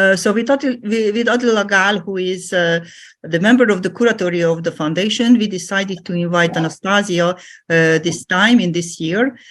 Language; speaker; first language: English; non-native, fluent; Hungarian